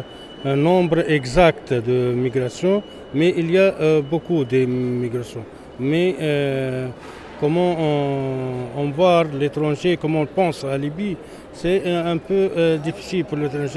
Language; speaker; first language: French; non-native, learner; Arabic